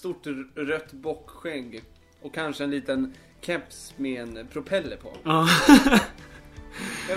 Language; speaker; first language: Swedish; native; Swedish